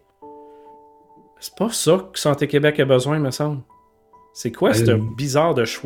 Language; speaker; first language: French; native; French